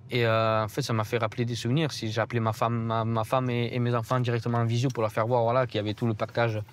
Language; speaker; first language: French; native; French